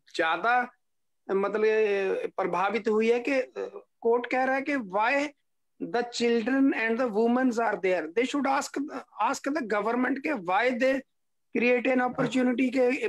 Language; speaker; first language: Hindi; native; Hindi